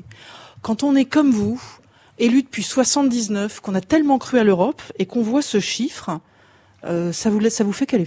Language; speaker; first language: French; native; French